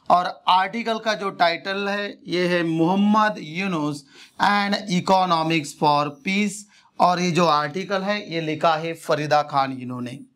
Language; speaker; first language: Hindi; non-native, local second language; Marathi